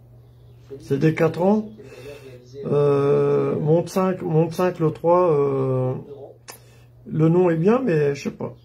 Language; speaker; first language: French; native; French